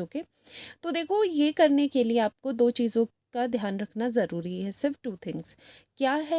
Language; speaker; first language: Hindi; native; Hindi